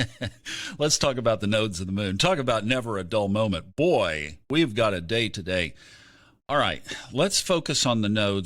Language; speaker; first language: English; native; English